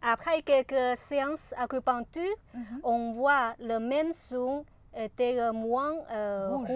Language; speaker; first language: French; non-native, learner; Chinese